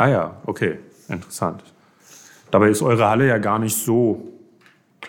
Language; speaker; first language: German; native; German